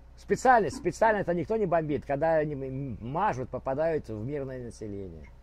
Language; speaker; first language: Russian; native; Russian